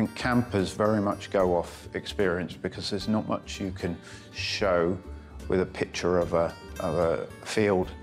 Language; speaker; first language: English; native; English